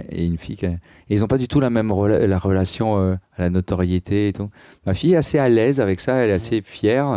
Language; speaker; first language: French; native; French